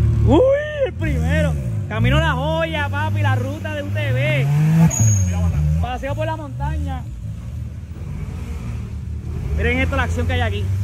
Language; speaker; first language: Spanish; native; Spanish